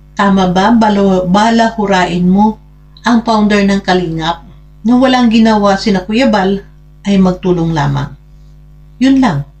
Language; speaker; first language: Filipino; non-native, local second language; Hiligaynon